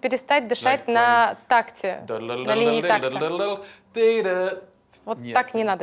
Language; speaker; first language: Russian; native; Russian